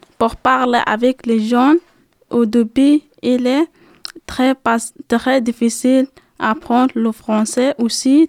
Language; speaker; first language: French; non-native, learner; Arabic